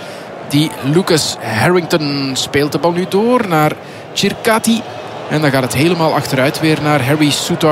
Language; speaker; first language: Dutch; native; Dutch